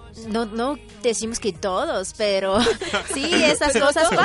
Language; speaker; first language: Spanish; non-native, fluent; Chinese